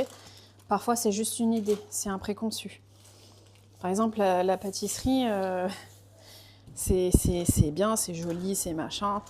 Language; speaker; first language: French; early bilingual, other home language; Portuguese